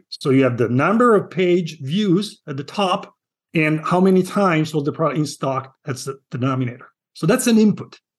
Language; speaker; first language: English; non-native, fluent; Italian